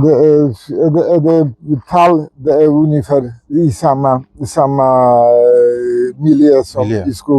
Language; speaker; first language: Swedish; non-native, fluent; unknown